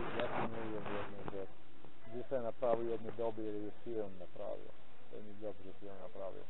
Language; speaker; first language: Polish; non-native, learner; Ukrainian